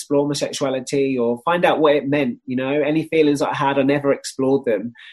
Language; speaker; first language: English; native; English